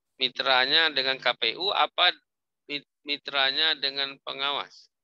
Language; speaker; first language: Indonesian; native; Indonesian